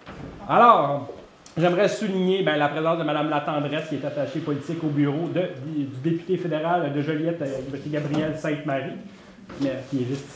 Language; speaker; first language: French; native; French